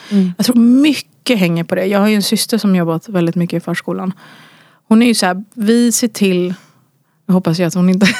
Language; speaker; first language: Swedish; early bilingual, other home language; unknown